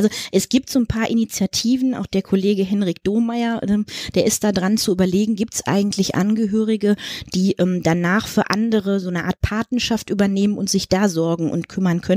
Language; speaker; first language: German; native; German